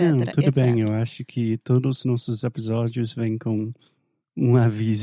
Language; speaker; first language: Portuguese; non-native, fluent; English